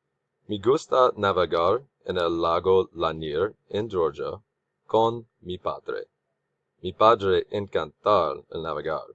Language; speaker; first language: Spanish; non-native, learner; English